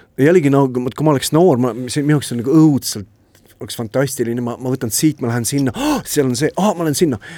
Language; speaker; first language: Estonian; native; Estonian